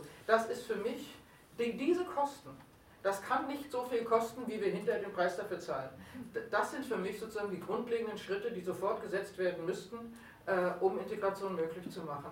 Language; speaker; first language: German; native; German